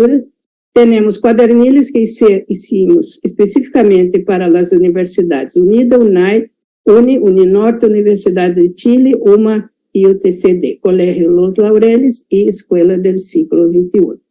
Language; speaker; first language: Spanish; non-native, fluent; Portuguese